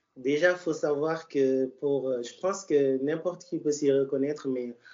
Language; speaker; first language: French; non-native, local second language; Wolof